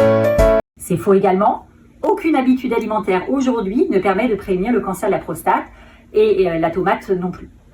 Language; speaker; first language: French; native; French